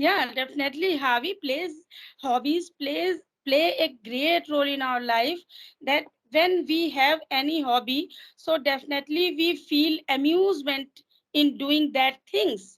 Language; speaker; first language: English; non-native, fluent; Hindi